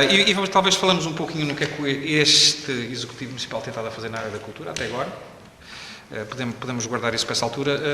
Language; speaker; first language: Portuguese; native; Portuguese